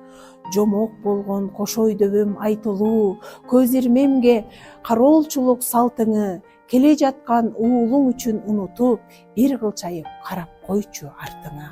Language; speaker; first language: Kyrgyz; native; Kyrgyz